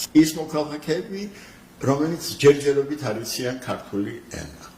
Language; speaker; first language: Georgian; non-native, local second language; Azerbaijani